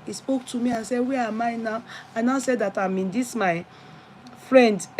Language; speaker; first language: English; non-native, local second language; Yoruba